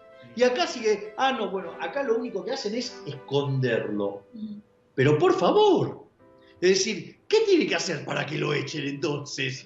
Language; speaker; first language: Spanish; native; Spanish